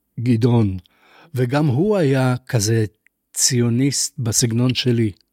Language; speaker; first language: Hebrew; non-native, fluent; Polish